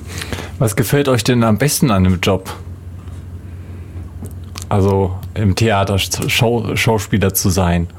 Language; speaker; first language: German; native; German